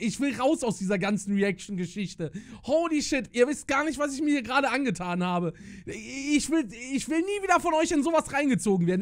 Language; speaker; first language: German; native; German